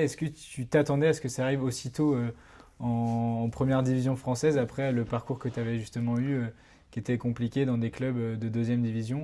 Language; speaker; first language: French; native; French